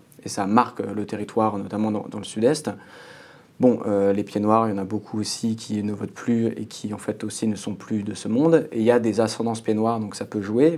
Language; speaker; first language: French; native; French